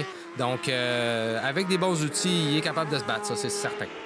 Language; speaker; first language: French; native; French